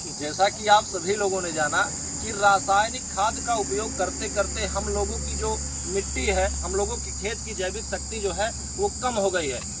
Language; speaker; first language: Hindi; native; Hindi